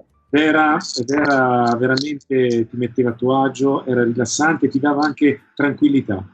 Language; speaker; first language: Italian; native; Italian